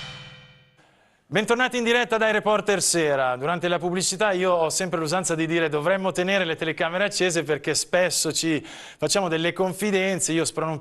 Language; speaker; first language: Italian; native; Italian